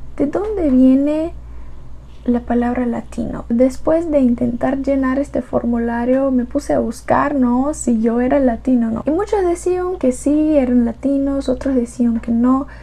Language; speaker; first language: Spanish; non-native, learner; Portuguese